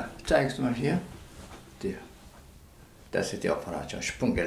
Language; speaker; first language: German; non-native, learner; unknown